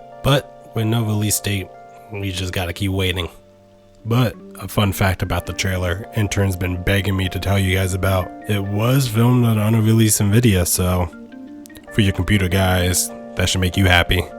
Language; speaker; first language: English; native; English